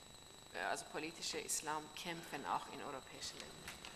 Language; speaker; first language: German; non-native, learner; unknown